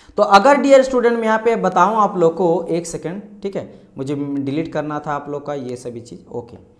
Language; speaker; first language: Hindi; non-native, local second language; Marathi